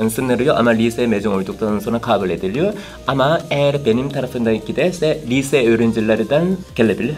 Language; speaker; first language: Turkish; non-native, fluent; Korean